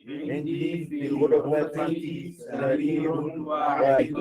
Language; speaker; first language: Arabic; non-native, learner; English